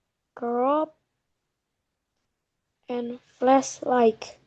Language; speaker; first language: English; non-native, learner; Indonesian